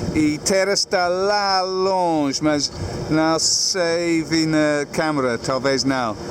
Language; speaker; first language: Portuguese; non-native, learner; English